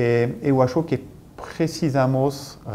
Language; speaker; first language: Portuguese; non-native, fluent; French